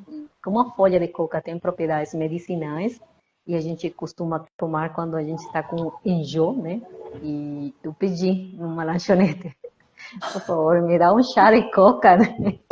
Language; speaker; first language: Portuguese; non-native, fluent; Spanish